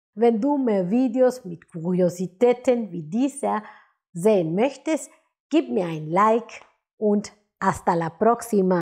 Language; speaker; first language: German; non-native, fluent; Spanish